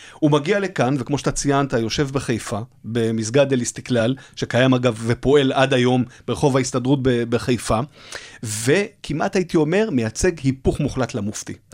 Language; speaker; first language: Hebrew; native; Hebrew